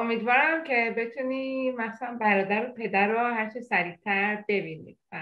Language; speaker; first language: Persian; native; Persian